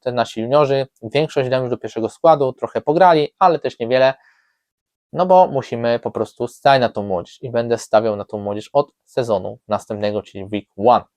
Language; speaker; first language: Polish; native; Polish